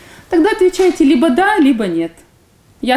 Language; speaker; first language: Russian; native; Russian